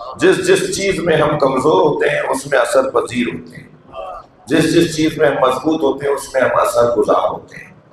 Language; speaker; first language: Urdu; native; Urdu